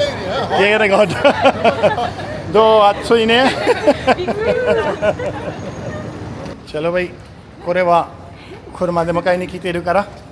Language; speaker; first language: Japanese; non-native, fluent; Urdu